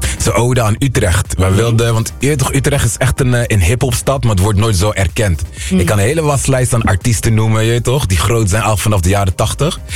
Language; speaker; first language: Dutch; non-native, local second language; Papiamento